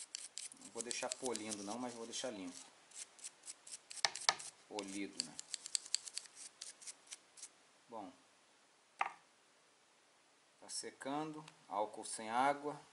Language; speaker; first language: Portuguese; native; Portuguese